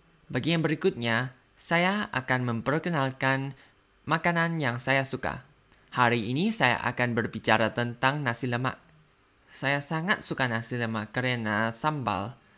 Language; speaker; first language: Indonesian; non-native, learner; Thai